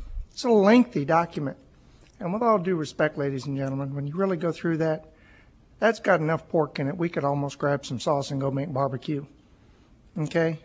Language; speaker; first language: English; native; English